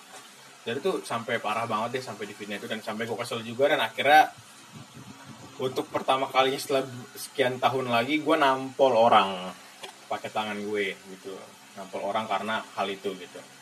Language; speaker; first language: Indonesian; native; Indonesian